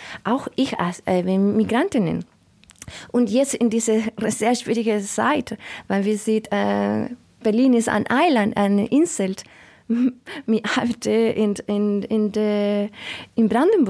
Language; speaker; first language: German; non-native, learner; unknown